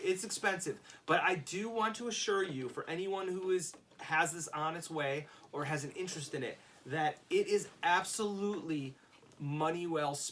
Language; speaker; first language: English; native; English